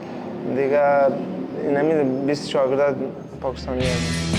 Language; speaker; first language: Persian; non-native, learner; Pashto